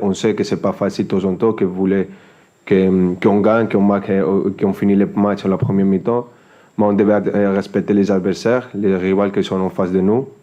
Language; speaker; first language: French; non-native, fluent; Spanish